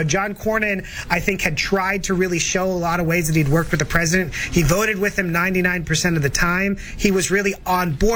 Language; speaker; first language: English; native; English